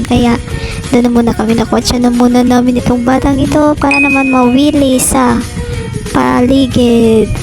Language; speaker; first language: Filipino; non-native, local second language; Hiligaynon